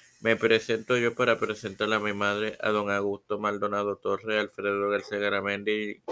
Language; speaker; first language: Spanish; native; Spanish